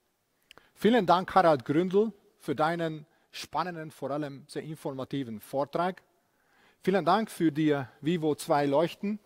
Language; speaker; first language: German; non-native, fluent; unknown